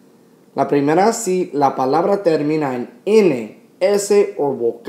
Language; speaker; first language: Spanish; non-native, fluent; English